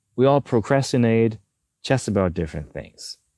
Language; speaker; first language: English; non-native, fluent; German